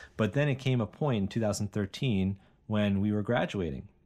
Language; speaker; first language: English; native; English